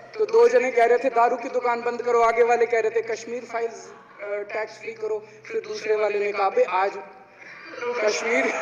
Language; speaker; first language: Hindi; native; Hindi